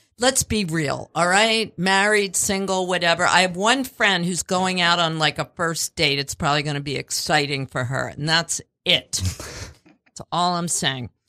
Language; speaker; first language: English; native; English